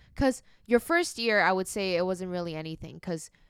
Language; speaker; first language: English; non-native, local second language; Cantonese